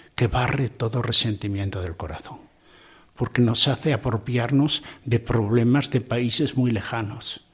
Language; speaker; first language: Spanish; native; Spanish